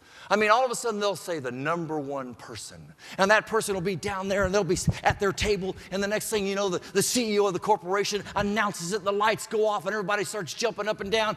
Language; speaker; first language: English; native; English